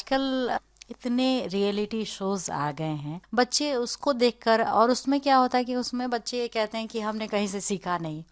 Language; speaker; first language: Hindi; native; Hindi